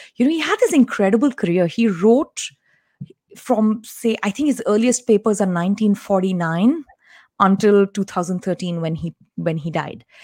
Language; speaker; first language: English; non-native, local second language; Tamil